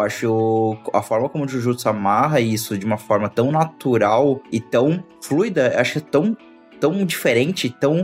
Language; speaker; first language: Portuguese; native; Portuguese